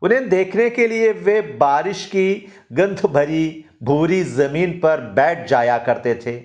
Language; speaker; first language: Hindi; non-native, local second language; Malayalam